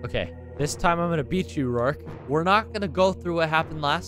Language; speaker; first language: English; native; English